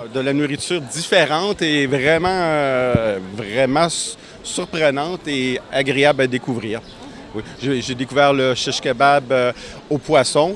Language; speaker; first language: French; native; French